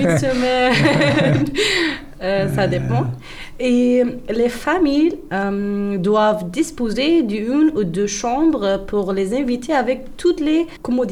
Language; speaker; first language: French; non-native, learner; Persian